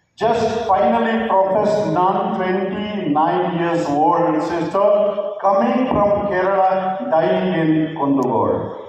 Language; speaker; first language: English; non-native, local second language; Kannada